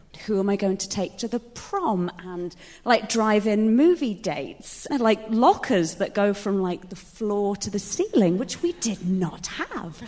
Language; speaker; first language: English; native; English